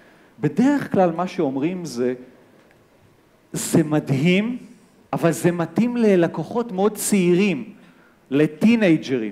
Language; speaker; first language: Hebrew; native; Hebrew